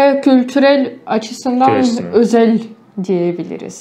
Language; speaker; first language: Turkish; non-native, fluent; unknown